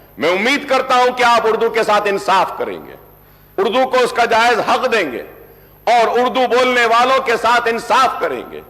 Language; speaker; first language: Urdu; native; Urdu